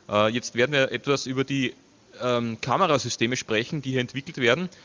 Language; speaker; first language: German; native; German